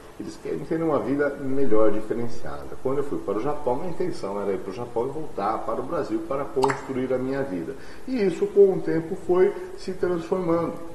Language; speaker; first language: Portuguese; native; Portuguese